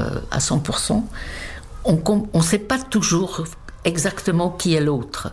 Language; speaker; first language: French; non-native, fluent; Czech